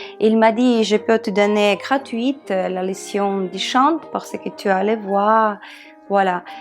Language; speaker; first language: French; non-native, learner; Russian